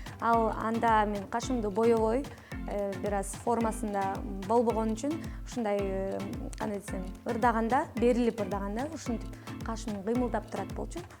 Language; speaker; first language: Kyrgyz; native; Kyrgyz